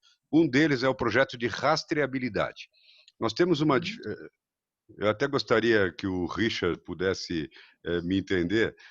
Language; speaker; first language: Portuguese; native; Portuguese